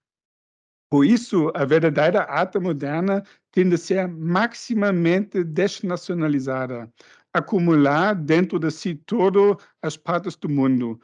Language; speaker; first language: Portuguese; non-native, fluent; German